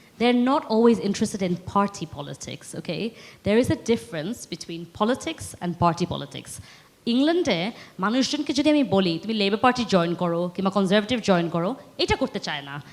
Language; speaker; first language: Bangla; early bilingual, heritage; Bangla